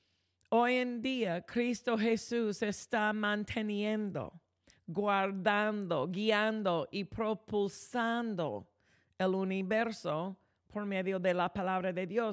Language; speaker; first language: Spanish; non-native, fluent; English